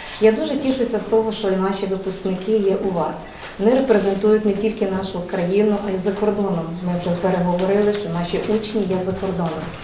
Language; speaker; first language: Ukrainian; native; Ukrainian